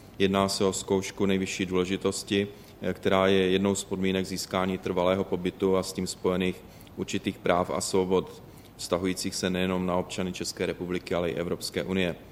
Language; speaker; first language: Czech; native; Czech